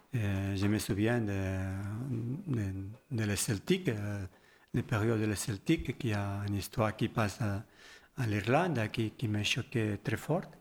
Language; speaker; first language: French; non-native, learner; Spanish